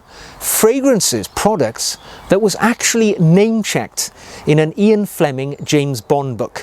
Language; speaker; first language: English; native; English